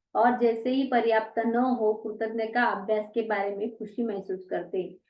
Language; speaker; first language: Hindi; non-native, local second language; Marathi